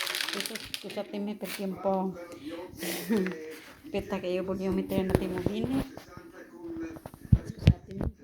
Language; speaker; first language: Italian; non-native, learner; Cebuano